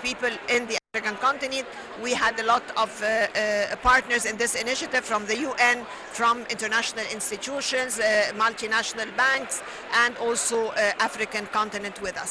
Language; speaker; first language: English; non-native, fluent; Arabic